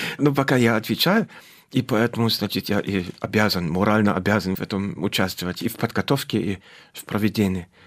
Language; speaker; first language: Russian; non-native, fluent; German